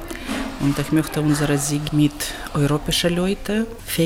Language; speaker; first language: German; non-native, learner; Ukrainian